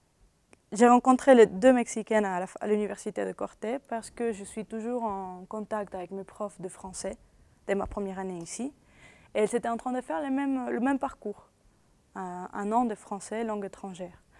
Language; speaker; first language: French; early bilingual, other home language; Spanish